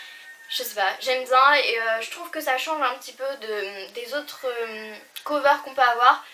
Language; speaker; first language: French; native; French